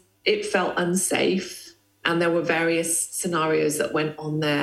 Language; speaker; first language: English; native; English